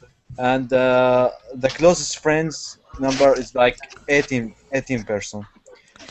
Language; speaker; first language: English; non-native, learner; Arabic